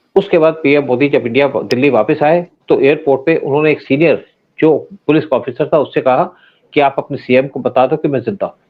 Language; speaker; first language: Hindi; native; Hindi